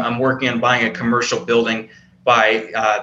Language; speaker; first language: English; native; English